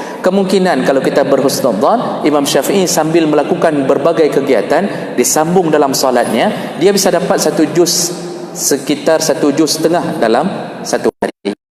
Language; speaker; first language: Malay; non-native, local second language; Achinese